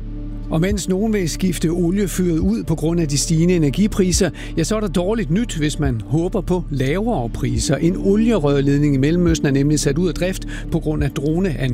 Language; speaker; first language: Danish; native; Danish